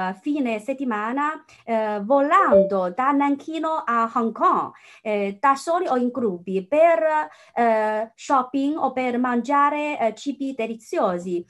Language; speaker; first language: Italian; non-native, fluent; Chinese